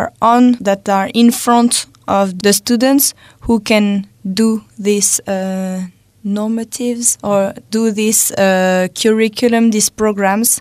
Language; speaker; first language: English; non-native, fluent; French